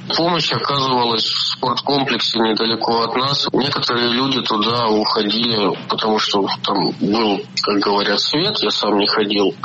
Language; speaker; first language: Russian; native; Russian